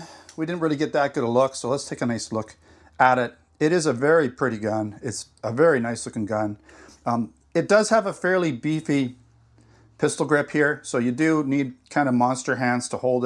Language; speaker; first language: English; native; English